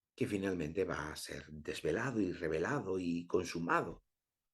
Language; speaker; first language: Spanish; native; Spanish